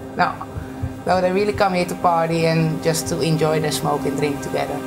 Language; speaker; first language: English; native; English